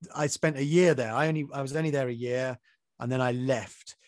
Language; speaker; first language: English; native; English